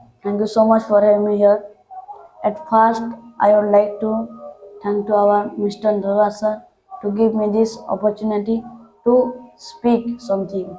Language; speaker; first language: English; non-native, learner; Hindi